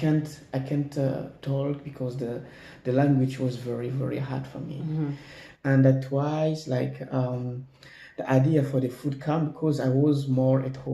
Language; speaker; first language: English; non-native, learner; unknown